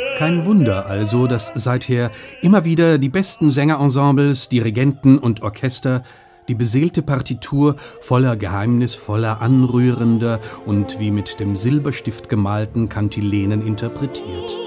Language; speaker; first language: German; native; German